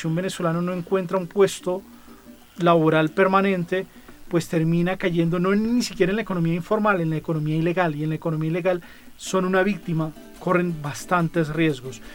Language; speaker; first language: Spanish; native; Spanish